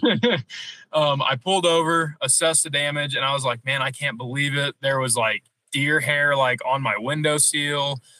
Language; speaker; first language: English; native; English